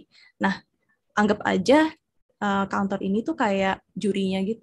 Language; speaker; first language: Indonesian; native; Indonesian